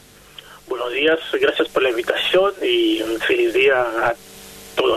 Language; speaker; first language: Spanish; non-native, fluent; Haitian Creole